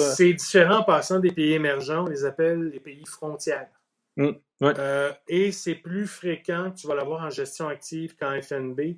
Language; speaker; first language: French; native; French